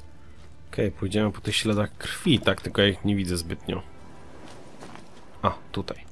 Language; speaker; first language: Polish; native; Polish